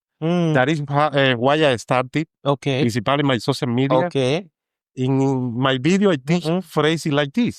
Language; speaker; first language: English; non-native, fluent; Spanish